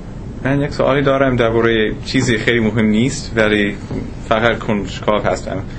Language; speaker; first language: Persian; non-native, fluent; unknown